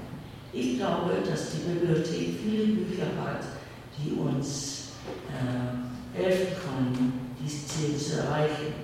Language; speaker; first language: German; early bilingual, heritage; English